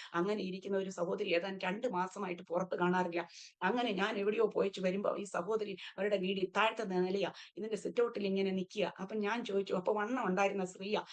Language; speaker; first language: Malayalam; early bilingual, heritage; Malayalam